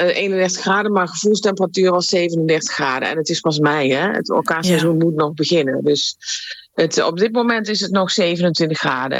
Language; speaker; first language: Dutch; native; Dutch